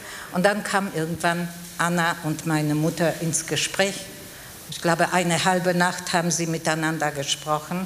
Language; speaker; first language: German; non-native, fluent; Polish